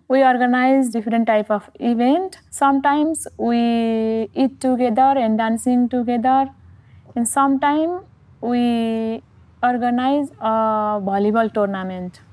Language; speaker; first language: English; non-native, learner; Nepali